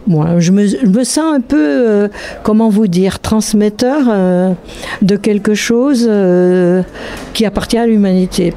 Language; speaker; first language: French; native; French